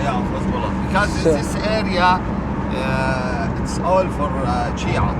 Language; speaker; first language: English; non-native, learner; Arabic